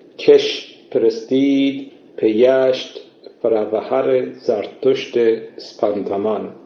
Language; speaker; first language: Persian; native; Persian